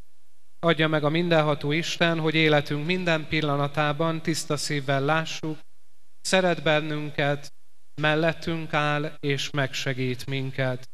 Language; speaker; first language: Hungarian; native; Hungarian